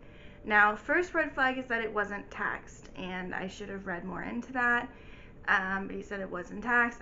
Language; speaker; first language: English; native; English